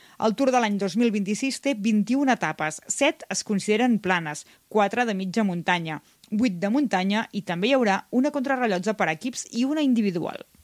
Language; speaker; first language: Catalan; native; Catalan